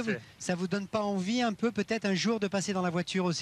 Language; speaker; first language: French; native; French